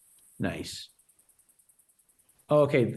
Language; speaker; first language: English; native; English